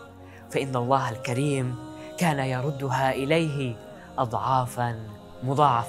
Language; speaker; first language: Arabic; native; Arabic